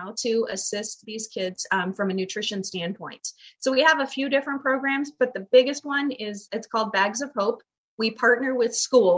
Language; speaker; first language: English; native; English